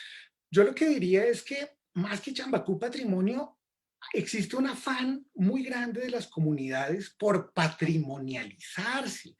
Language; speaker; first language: Spanish; native; Spanish